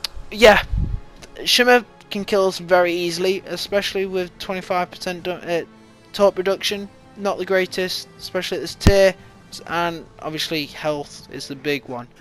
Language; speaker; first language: English; native; English